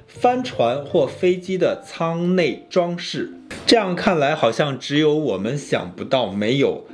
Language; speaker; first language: Chinese; native; Chinese